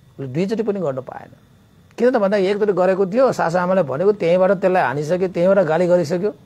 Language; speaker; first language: Nepali; non-native, local second language; Newari